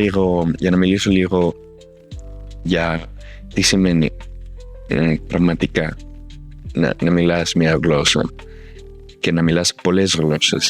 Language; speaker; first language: Greek; non-native, fluent; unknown